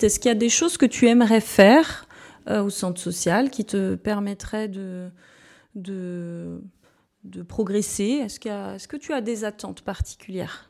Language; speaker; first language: French; native; French